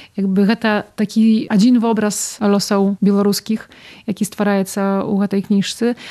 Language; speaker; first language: Belarusian; native; Belarusian